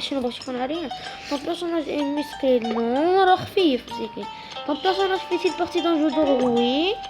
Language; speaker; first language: French; non-native, local second language; Arabic